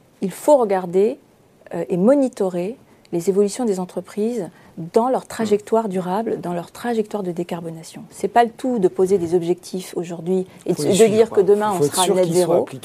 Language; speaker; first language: French; native; French